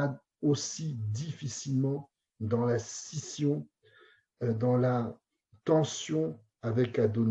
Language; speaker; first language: French; native; French